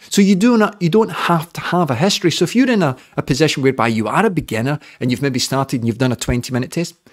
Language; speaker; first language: English; native; English